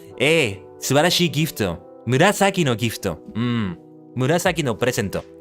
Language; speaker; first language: Japanese; non-native, learner; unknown